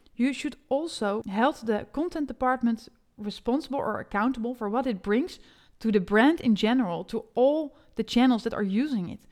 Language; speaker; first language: English; non-native, fluent; Dutch